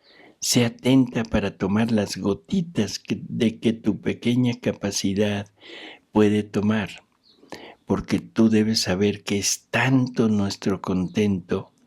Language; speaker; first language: Spanish; native; Spanish